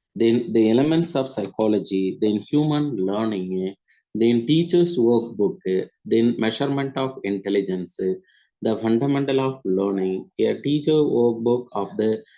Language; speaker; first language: English; non-native, local second language; Tamil